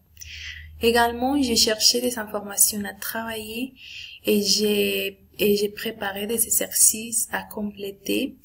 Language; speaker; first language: French; non-native, learner; Spanish